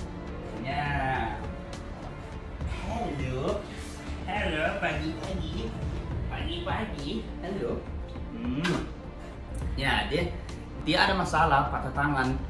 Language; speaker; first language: Indonesian; non-native, learner; English